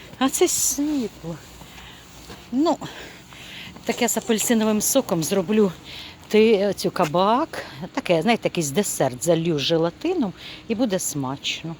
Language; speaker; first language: Ukrainian; native; Ukrainian